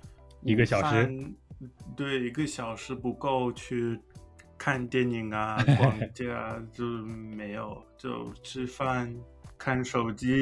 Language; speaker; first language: Chinese; non-native, learner; English